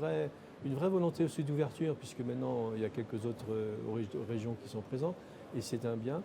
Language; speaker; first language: French; native; French